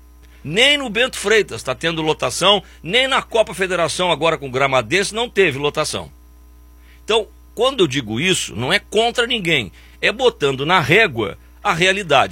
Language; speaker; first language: Portuguese; native; Portuguese